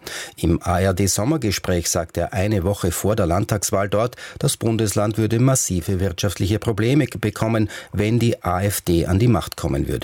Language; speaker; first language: German; native; German